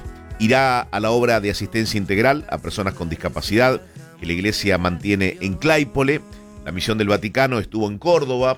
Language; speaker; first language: Spanish; native; Spanish